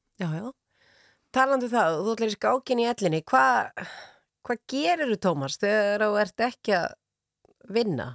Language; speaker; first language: Icelandic; native; Icelandic